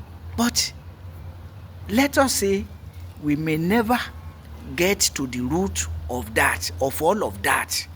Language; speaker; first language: English; non-native, local second language; Yoruba